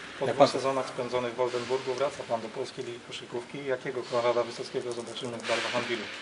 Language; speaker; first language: Polish; native; Polish